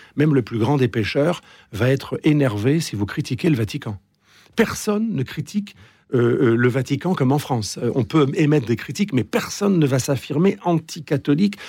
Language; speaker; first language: French; native; French